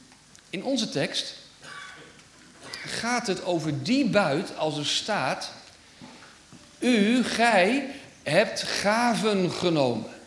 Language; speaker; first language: Dutch; native; Dutch